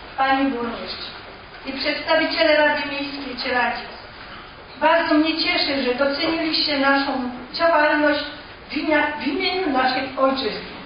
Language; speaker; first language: Polish; native; Polish